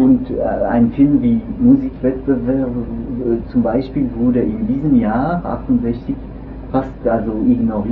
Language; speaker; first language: German; non-native, local second language; French